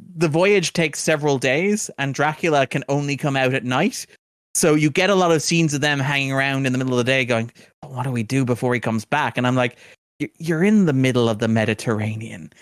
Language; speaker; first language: English; native; English